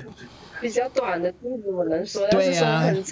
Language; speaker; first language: Chinese; non-native, learner; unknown